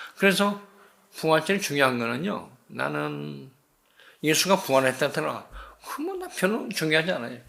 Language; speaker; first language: Korean; native; Korean